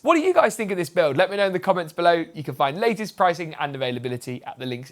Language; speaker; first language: English; native; English